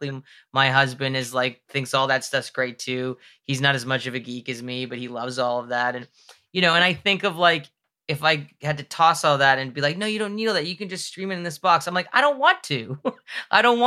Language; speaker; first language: English; native; English